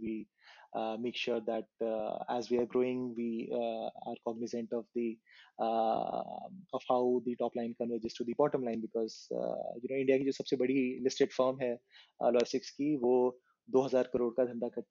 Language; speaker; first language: English; non-native, local second language; Hindi